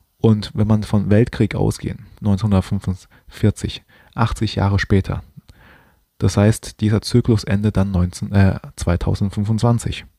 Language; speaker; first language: German; non-native, fluent; Chinese